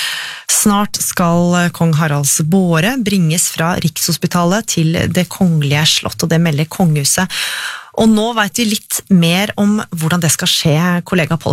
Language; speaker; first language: Norwegian; native; Norwegian